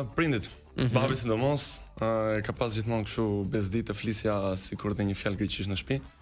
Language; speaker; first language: Albanian; early bilingual, heritage; Albanian